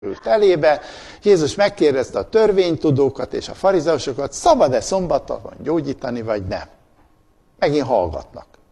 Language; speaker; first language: Hungarian; native; Hungarian